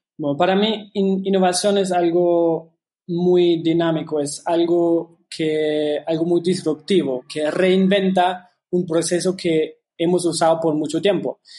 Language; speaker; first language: Spanish; non-native, fluent; German